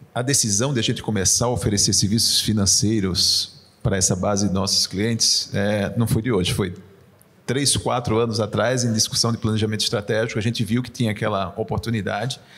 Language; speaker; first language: Portuguese; native; Portuguese